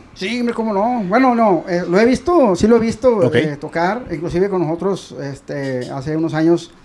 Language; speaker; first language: Spanish; native; Spanish